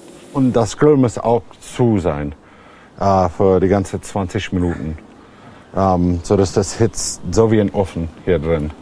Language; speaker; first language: German; non-native, fluent; English